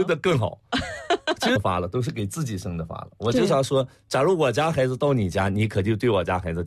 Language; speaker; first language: Chinese; native; Chinese